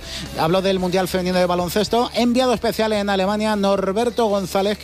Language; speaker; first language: Spanish; native; Spanish